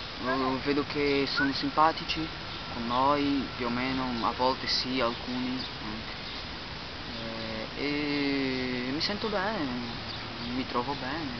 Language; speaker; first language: Italian; non-native, learner; Portuguese